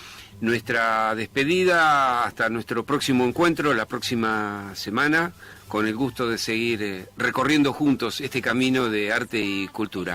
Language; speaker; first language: Spanish; native; Spanish